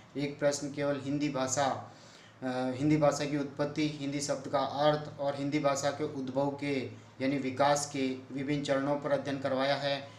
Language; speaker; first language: Hindi; native; Hindi